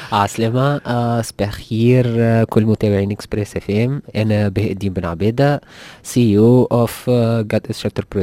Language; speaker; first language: Arabic; native; Arabic